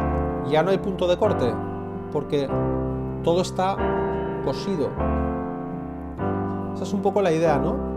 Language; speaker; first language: Spanish; native; Spanish